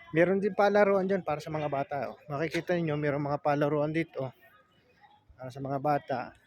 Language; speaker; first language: Filipino; native; Filipino